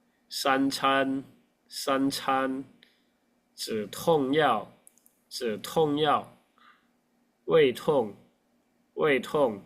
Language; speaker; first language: Chinese; non-native, fluent; Indonesian